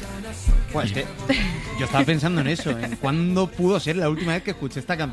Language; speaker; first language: Spanish; native; Spanish